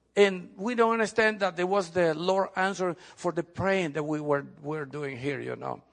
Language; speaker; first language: English; non-native, fluent; Spanish